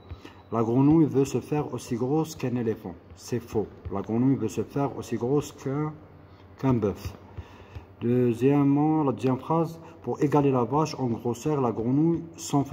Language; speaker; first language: French; non-native, local second language; Arabic